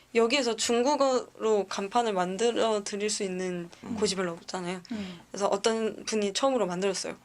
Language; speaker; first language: Korean; native; Korean